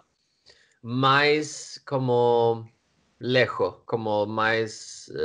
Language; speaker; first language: Portuguese; non-native, learner; Swedish